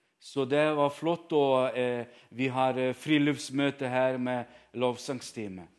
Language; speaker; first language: Norwegian; non-native, fluent; Ukrainian